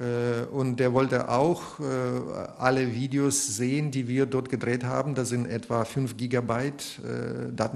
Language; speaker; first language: German; non-native, fluent; Russian